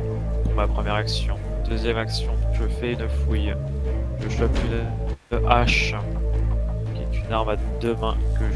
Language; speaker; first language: French; native; French